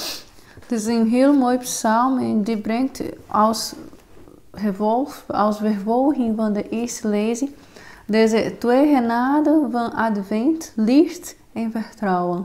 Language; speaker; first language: Dutch; non-native, fluent; Portuguese